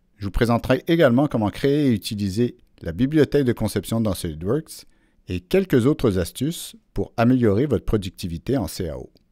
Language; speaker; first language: French; native; French